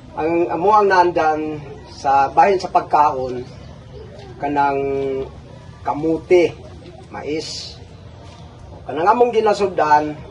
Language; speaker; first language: Cebuano; non-native, local second language; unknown